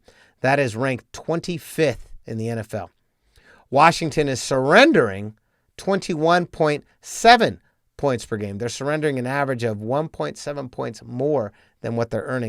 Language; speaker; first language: English; native; English